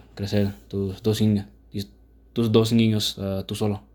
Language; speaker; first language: Spanish; early bilingual, heritage; Spanish